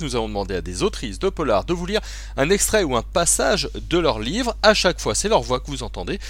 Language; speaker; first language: French; native; French